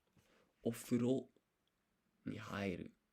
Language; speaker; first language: Japanese; non-native, learner; English